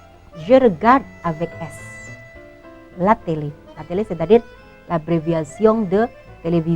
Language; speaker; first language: French; non-native, fluent; Indonesian